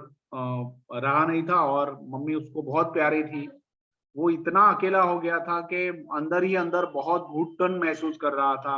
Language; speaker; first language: Hindi; native; Hindi